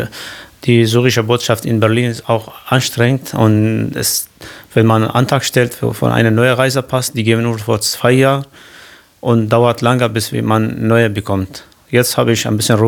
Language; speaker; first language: German; non-native, learner; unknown